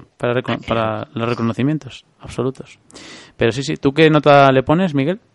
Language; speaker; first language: Spanish; native; Spanish